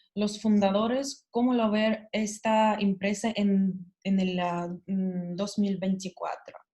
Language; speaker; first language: Spanish; non-native, learner; Russian